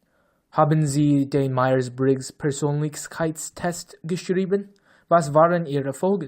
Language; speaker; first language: German; non-native, learner; English